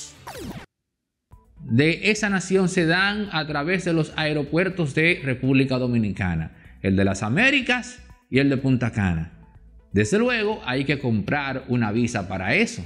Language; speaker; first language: Spanish; native; Spanish